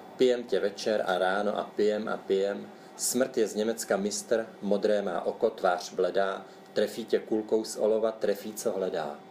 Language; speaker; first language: Czech; native; Czech